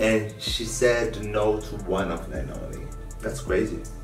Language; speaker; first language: English; non-native, fluent; Portuguese